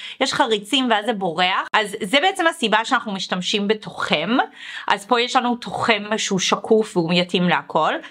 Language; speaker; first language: Hebrew; early bilingual, other home language; English